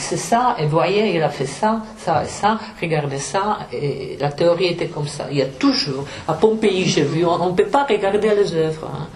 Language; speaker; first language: French; non-native, fluent; Czech